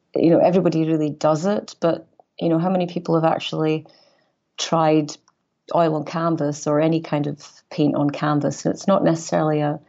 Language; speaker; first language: English; native; English